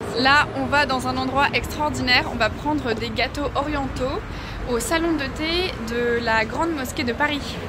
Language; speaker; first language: French; native; French